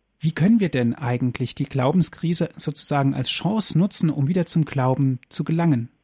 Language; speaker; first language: German; native; German